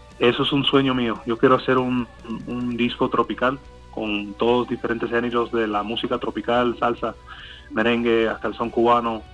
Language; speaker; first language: Spanish; early bilingual, heritage; English